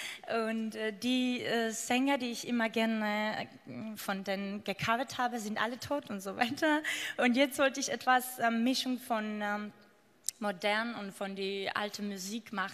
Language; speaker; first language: German; non-native, fluent; Georgian